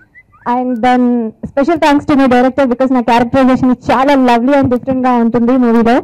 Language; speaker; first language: Telugu; non-native, learner; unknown